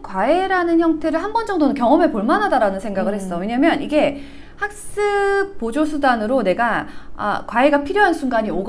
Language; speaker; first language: Korean; native; Korean